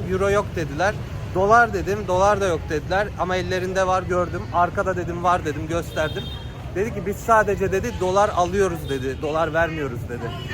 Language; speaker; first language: Turkish; native; Turkish